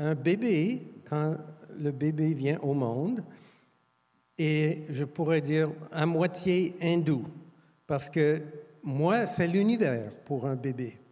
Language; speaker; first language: French; non-native, fluent; English